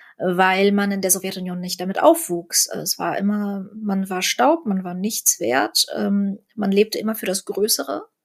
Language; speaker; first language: German; early bilingual, other home language; Russian